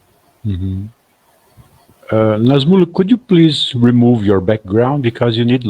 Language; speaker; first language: English; non-native, fluent; Portuguese